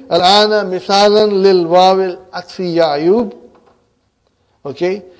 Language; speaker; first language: Arabic; non-native, fluent; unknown